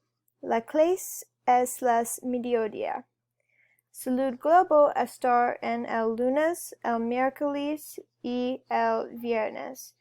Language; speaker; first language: Spanish; non-native, learner; English